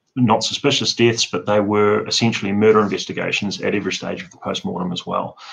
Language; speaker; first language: English; native; English